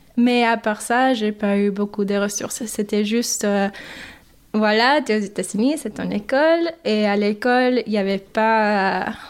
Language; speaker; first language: French; non-native, fluent; English